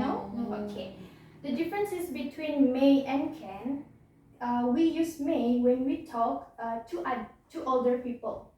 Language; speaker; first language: English; non-native, learner; Indonesian